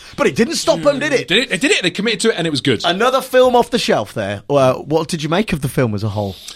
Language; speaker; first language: English; native; English